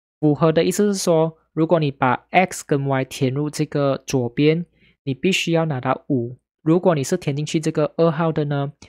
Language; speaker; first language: Chinese; native; Chinese